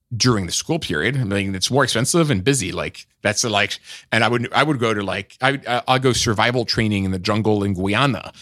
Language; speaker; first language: English; non-native, fluent; French